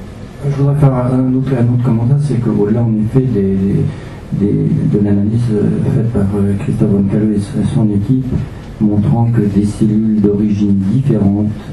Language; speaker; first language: French; native; French